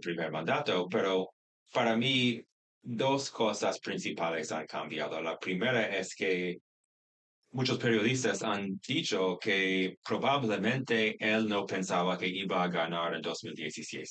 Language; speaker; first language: Spanish; non-native, fluent; English